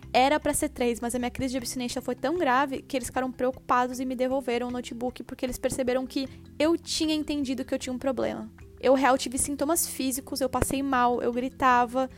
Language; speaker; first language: Portuguese; native; Portuguese